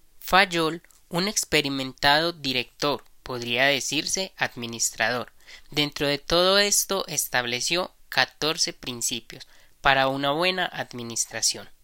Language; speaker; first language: Spanish; native; Spanish